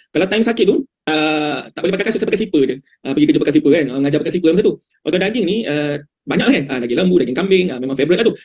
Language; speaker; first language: Malay; native; Malay